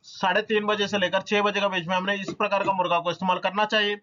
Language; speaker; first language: Hindi; non-native, local second language; Telugu